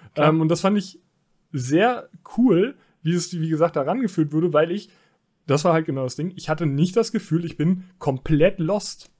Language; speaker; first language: German; native; German